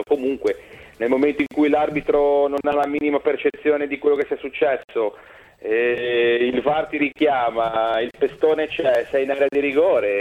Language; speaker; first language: Italian; native; Italian